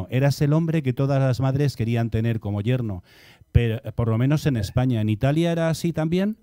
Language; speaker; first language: Spanish; native; Spanish